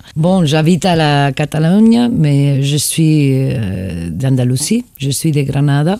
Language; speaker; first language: French; non-native, fluent; Spanish